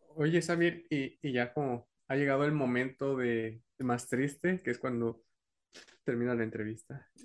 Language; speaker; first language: Spanish; native; Spanish